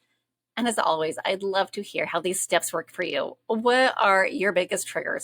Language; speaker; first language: English; native; English